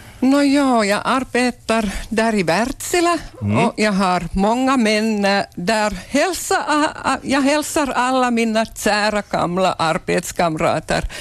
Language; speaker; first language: Swedish; non-native, local second language; Finnish